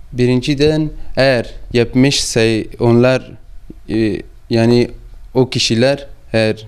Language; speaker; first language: Turkish; non-native, fluent; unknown